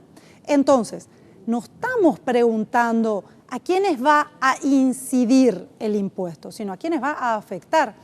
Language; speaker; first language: Spanish; native; Spanish